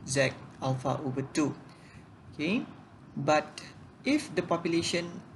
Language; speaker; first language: English; non-native, local second language; Malay